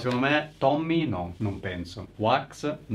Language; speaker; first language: Italian; native; Italian